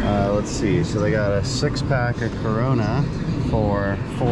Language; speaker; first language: English; native; English